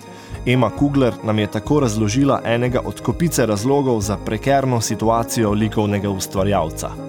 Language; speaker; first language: Slovenian; native; Slovenian